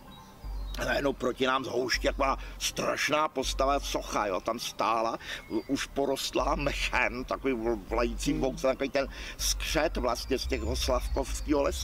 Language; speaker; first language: Czech; native; Czech